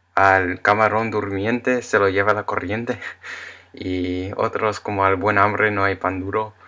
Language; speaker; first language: Spanish; non-native, learner; English